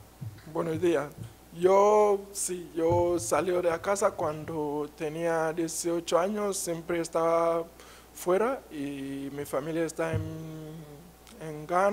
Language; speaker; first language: Portuguese; non-native, learner; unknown